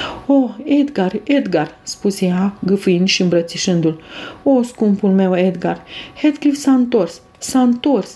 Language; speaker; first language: Romanian; native; Romanian